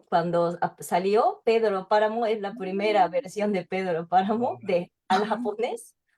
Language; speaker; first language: Spanish; non-native, fluent; Japanese